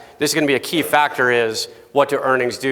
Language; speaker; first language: English; native; English